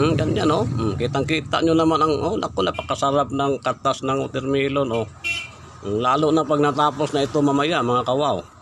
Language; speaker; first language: Filipino; non-native, local second language; Cebuano